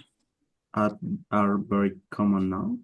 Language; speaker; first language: English; non-native, learner; Spanish